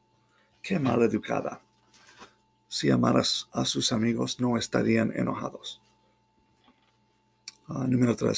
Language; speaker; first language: Spanish; non-native, fluent; English